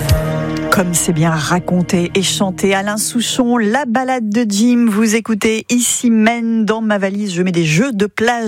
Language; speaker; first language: French; native; French